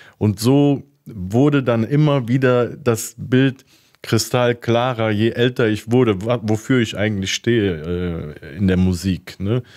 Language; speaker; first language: German; early bilingual, other home language; Turkish